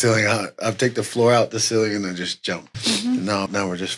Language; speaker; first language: English; native; English